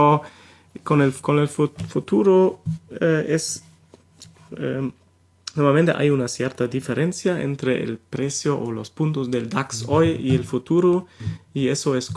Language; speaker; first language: Spanish; non-native, fluent; German